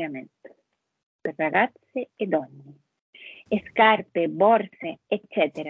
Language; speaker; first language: Italian; non-native, learner; Spanish